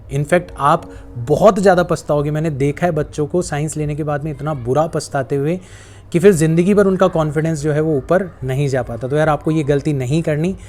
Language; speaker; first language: Hindi; native; Hindi